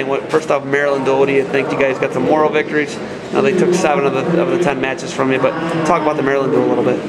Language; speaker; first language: English; native; English